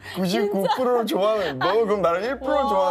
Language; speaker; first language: Korean; native; Korean